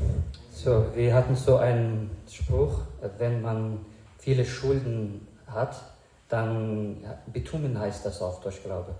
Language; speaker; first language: German; non-native, fluent; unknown